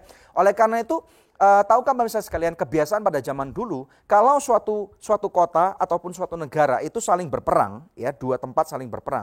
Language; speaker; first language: Indonesian; native; Indonesian